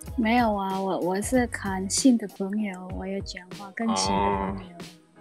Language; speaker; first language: Chinese; non-native, learner; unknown